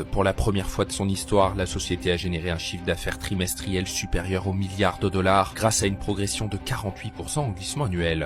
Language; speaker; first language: French; native; French